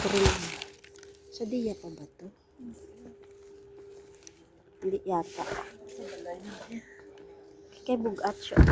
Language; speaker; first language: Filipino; non-native, local second language; Hiligaynon